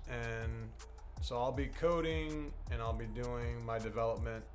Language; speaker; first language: English; native; English